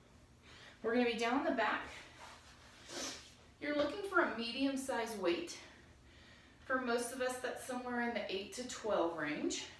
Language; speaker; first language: English; native; English